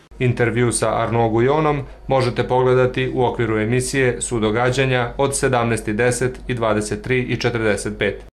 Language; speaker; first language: Serbian; non-native, fluent; French